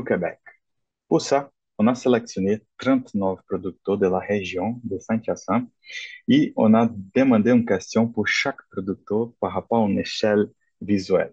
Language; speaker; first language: French; non-native, fluent; Portuguese